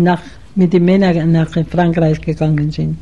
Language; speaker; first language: German; non-native, fluent; Spanish